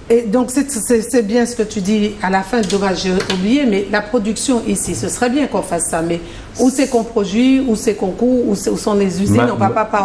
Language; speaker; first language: French; native; French